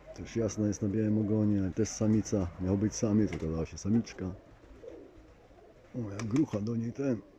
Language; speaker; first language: Polish; native; Polish